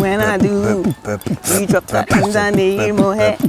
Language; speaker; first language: Korean; non-native, fluent; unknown